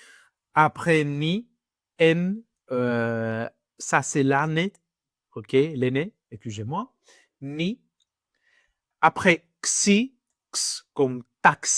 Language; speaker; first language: French; non-native, fluent; Greek